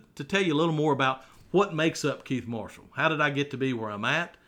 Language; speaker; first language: English; native; English